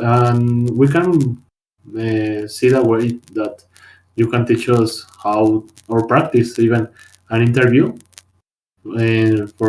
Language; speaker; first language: English; non-native, learner; Spanish